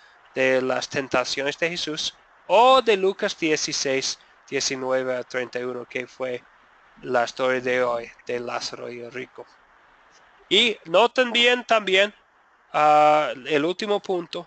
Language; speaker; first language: Spanish; non-native, fluent; English